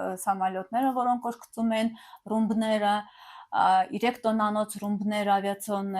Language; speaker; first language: Armenian; early bilingual, heritage; Armenian